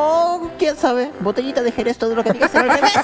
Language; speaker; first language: Spanish; native; Spanish